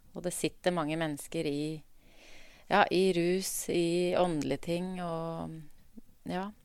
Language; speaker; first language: Norwegian; native; Norwegian